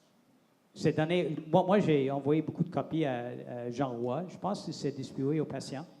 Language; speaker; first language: French; non-native, local second language; English